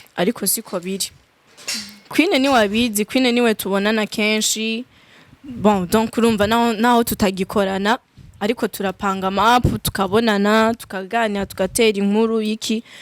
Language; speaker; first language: Rundi; native; Rundi